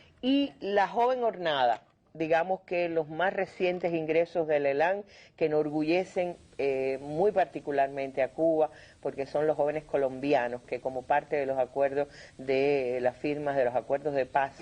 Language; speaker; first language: Spanish; native; Spanish